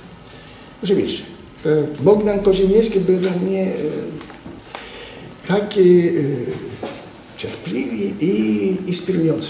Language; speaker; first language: Polish; non-native, learner; Italian